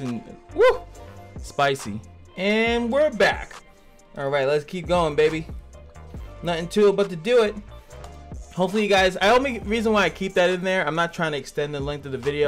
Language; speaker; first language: English; native; English